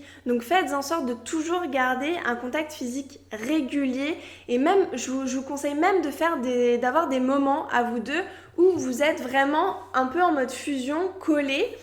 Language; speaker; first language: French; native; French